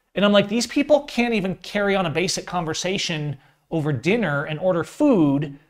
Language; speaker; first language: English; native; English